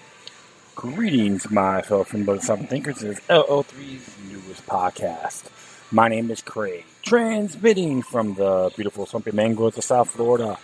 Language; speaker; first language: English; native; English